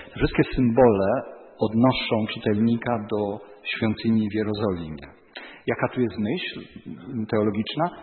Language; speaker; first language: Polish; native; Polish